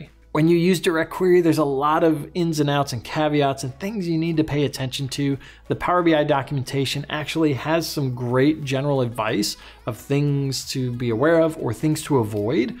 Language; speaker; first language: English; native; English